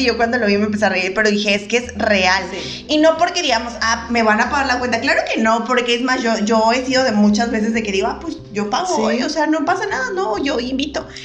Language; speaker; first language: Spanish; native; Spanish